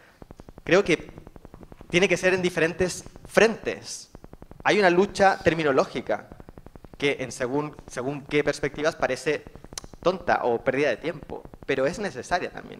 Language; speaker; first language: Spanish; non-native, local second language; Catalan